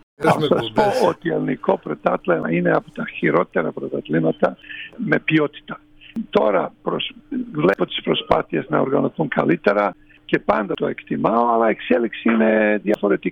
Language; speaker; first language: Greek; non-native, fluent; Serbian